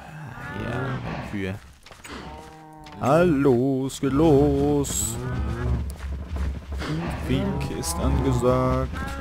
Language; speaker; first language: German; native; German